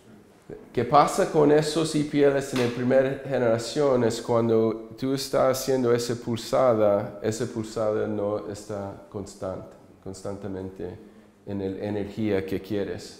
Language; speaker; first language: Spanish; early bilingual, heritage; English